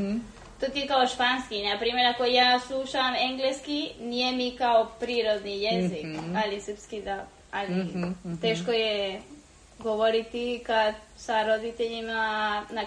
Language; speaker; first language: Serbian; early bilingual, heritage; Spanish